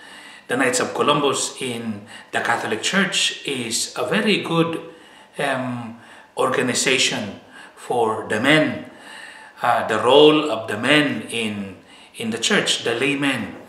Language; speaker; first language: English; non-native, fluent; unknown